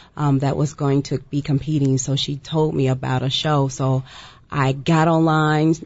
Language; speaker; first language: English; native; English